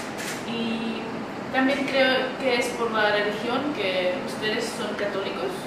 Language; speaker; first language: Spanish; non-native, learner; Czech